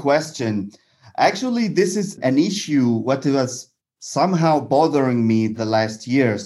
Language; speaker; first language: English; non-native, fluent; Arabic